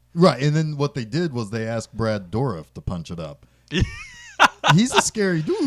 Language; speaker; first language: English; native; English